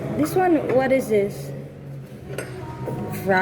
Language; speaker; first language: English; non-native, learner; Filipino